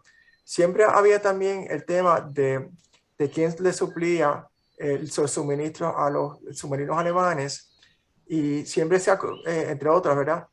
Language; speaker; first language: Spanish; native; Spanish